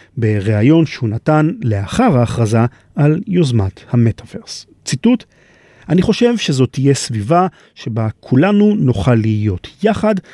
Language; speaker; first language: Hebrew; native; Hebrew